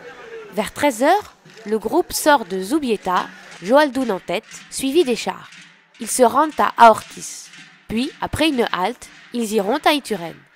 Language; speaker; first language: French; native; French